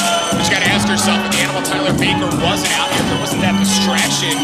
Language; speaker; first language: English; native; English